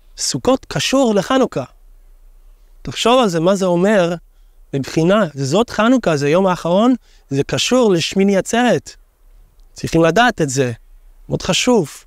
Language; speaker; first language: Hebrew; non-native, fluent; English